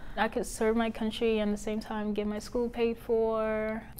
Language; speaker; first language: English; non-native, fluent; Wolof